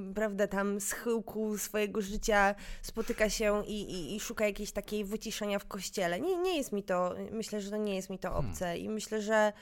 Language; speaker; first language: Polish; native; Polish